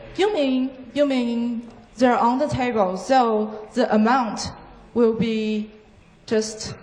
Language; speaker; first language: English; non-native, fluent; Chinese